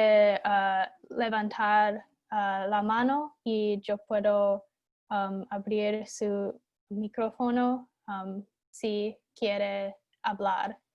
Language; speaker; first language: Spanish; non-native, fluent; English